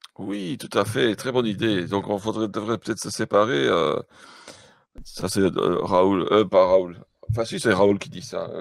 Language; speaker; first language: French; native; French